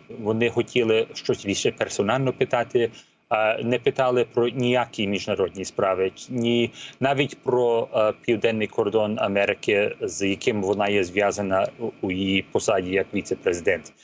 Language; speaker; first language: Ukrainian; early bilingual, heritage; Ukrainian